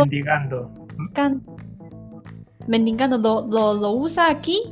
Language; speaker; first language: Spanish; non-native, learner; Chinese